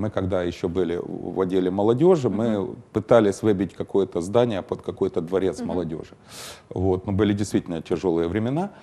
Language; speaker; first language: Russian; non-native, local second language; Ukrainian